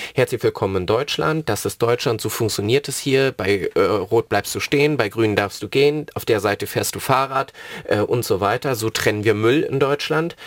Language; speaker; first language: German; native; German